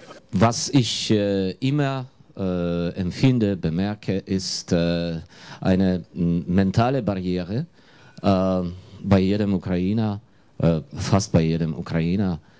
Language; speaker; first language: German; non-native, fluent; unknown